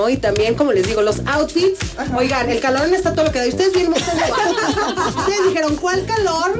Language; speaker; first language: Spanish; native; Spanish